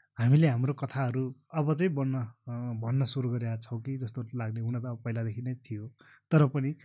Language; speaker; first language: Nepali; non-native, local second language; Eastern Tamang